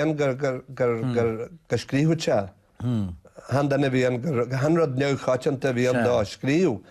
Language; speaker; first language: Irish; native; Irish